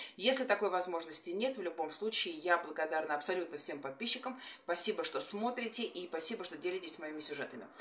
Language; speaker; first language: Russian; native; Russian